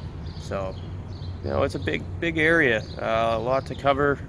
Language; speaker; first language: English; native; English